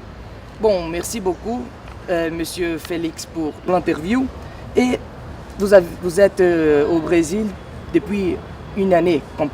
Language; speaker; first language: French; non-native, learner; Portuguese